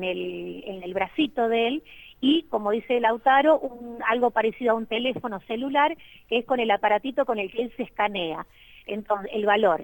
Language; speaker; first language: Spanish; native; Spanish